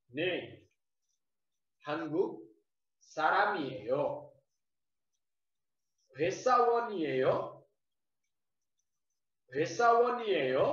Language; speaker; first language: Korean; non-native, fluent; Nepali